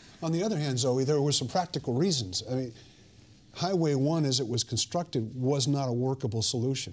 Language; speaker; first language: English; native; English